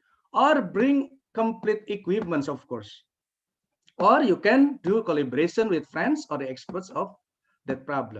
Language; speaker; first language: English; non-native, fluent; Indonesian